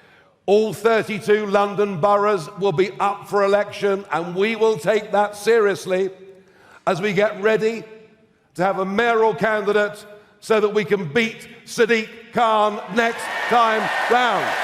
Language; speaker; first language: English; native; English